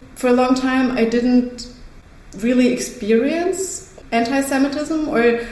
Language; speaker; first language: English; early bilingual, other home language; Russian